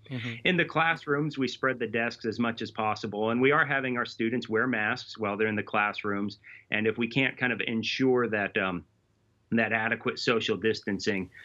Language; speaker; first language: English; native; English